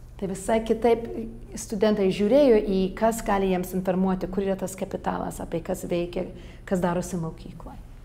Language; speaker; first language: Lithuanian; early bilingual, heritage; Lithuanian